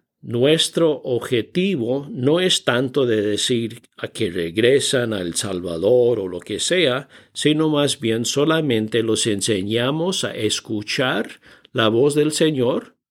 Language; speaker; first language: Spanish; non-native, fluent; English